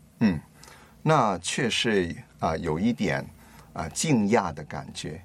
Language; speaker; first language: Chinese; non-native, local second language; Cantonese